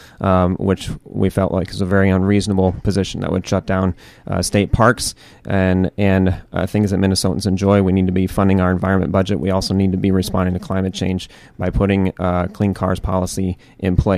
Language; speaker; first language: English; native; English